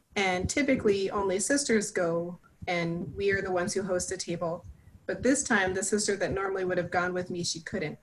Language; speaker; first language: English; native; English